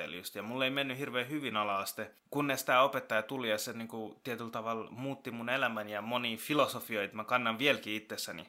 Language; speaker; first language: Finnish; early bilingual, other home language; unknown